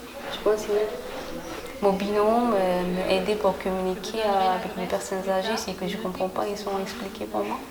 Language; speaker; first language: French; non-native, learner; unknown